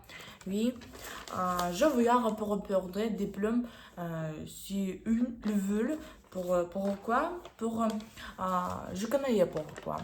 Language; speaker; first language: French; non-native, learner; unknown